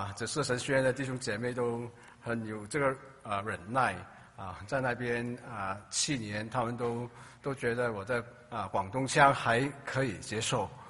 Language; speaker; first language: Chinese; native; Chinese